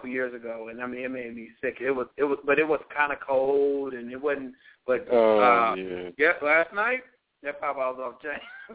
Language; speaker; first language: English; native; English